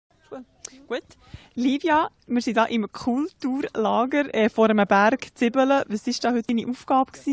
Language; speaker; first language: German; native; German